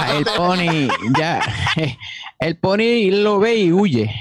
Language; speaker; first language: Spanish; native; Spanish